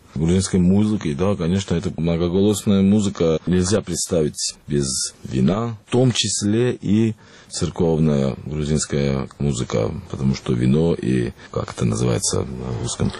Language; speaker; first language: Russian; non-native, local second language; Georgian